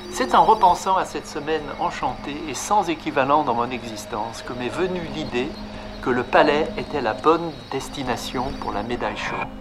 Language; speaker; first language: French; native; French